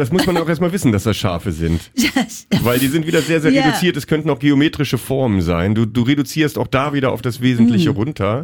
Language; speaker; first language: German; native; German